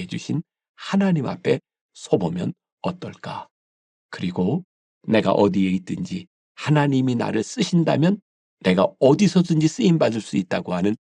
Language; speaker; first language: Korean; native; Korean